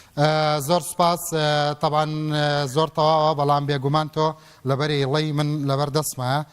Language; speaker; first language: Central Kurdish; native; Central Kurdish